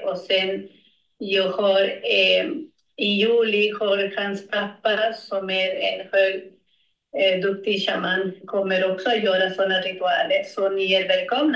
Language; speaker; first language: Swedish; non-native, learner; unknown